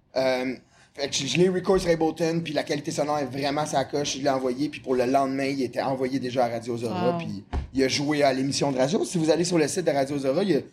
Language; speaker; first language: French; native; French